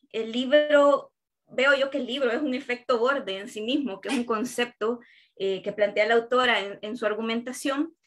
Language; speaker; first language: Spanish; native; Spanish